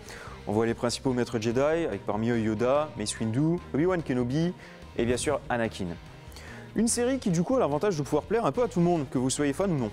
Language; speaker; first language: French; native; French